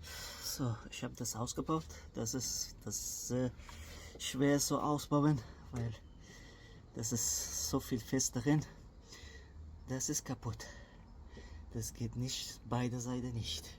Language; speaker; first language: German; non-native, learner; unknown